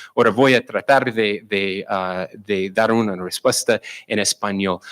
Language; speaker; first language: Spanish; non-native, learner; English